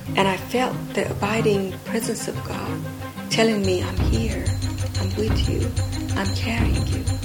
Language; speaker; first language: English; non-native, fluent; Persian